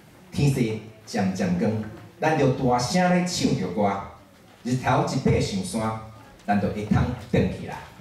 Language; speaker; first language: Chinese; early bilingual, heritage; Chinese